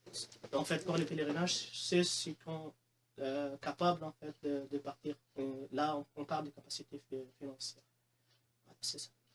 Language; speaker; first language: French; non-native, local second language; Arabic